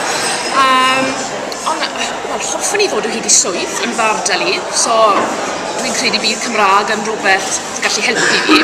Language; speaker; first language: Welsh; non-native, local second language; English